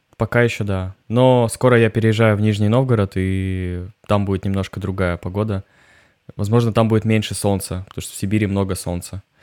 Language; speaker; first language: Russian; native; Russian